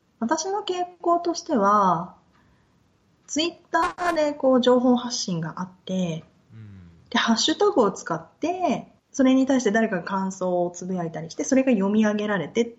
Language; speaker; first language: Japanese; native; Japanese